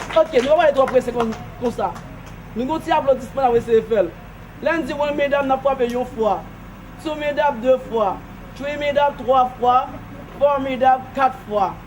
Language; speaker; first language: French; non-native, local second language; Haitian Creole